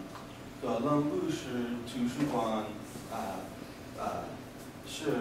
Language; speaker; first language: Chinese; non-native, learner; English